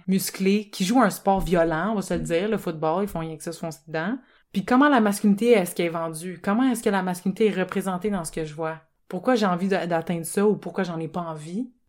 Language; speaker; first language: French; native; French